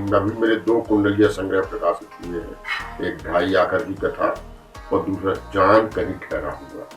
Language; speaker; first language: Hindi; native; Hindi